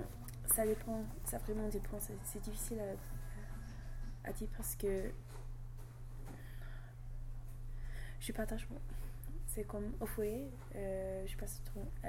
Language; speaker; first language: French; non-native, learner; English